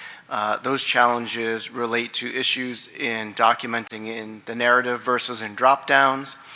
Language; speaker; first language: English; native; English